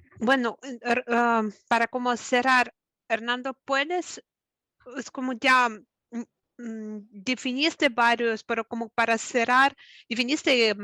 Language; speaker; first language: Spanish; non-native, fluent; Russian